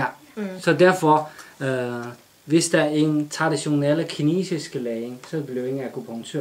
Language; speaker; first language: Danish; non-native, learner; Chinese